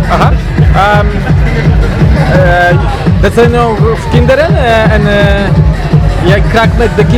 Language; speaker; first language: Dutch; non-native, learner; Polish